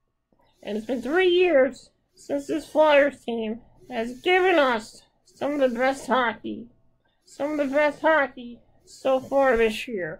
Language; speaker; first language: English; native; English